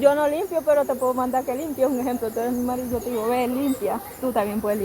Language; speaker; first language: Spanish; native; Spanish